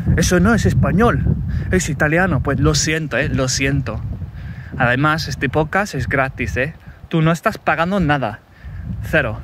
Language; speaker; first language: Spanish; non-native, fluent; English